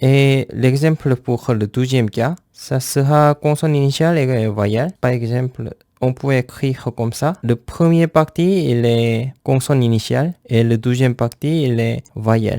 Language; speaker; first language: French; non-native, fluent; Korean